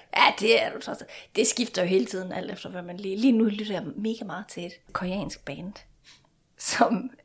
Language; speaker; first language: Danish; non-native, local second language; Faroese